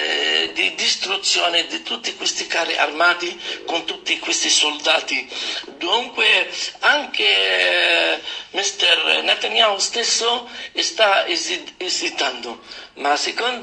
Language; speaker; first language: Italian; non-native, fluent; Arabic